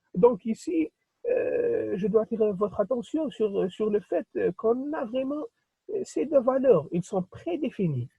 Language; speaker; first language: French; non-native, local second language; Arabic